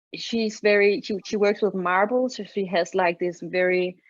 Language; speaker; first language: English; non-native, fluent; Danish